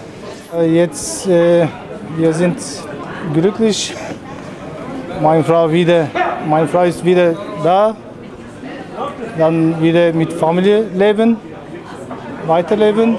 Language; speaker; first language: German; non-native, learner; Turkish